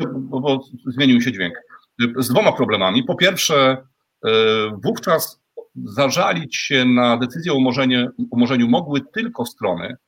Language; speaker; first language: Polish; native; Polish